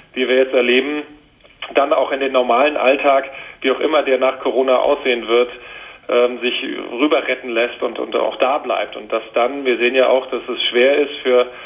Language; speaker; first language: German; native; German